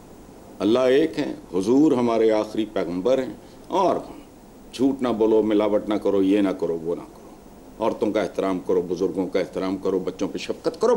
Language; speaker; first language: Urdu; non-native, local second language; Punjabi